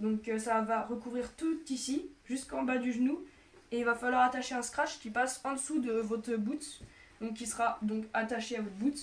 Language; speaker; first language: French; native; French